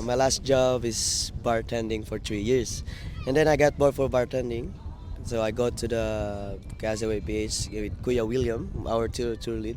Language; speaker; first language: English; non-native, local second language; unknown